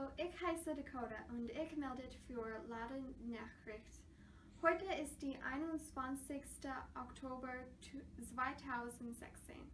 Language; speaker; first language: German; non-native, learner; English